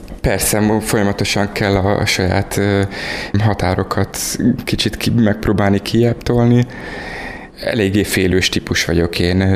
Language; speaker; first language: Hungarian; early bilingual, heritage; Hungarian